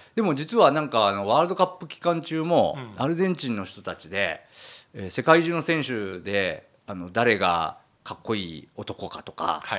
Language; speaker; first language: Japanese; native; Japanese